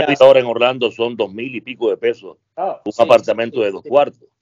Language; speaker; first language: Spanish; native; Spanish